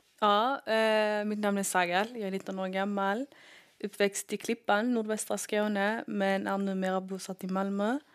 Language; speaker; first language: Swedish; early bilingual, other home language; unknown